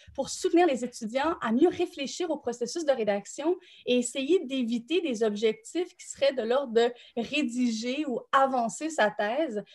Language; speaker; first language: French; native; French